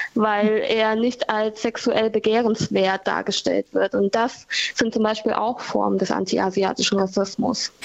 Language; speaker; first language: German; native; German